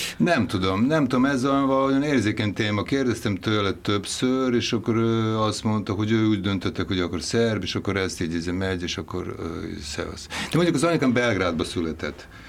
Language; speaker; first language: Hungarian; non-native, local second language; Serbian